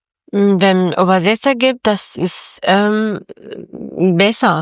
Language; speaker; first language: German; non-native, learner; Persian